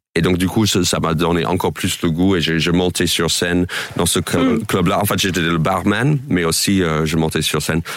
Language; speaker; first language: French; non-native, fluent; English